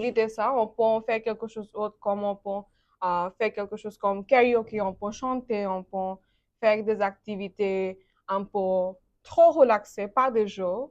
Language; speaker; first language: French; non-native, learner; Bangla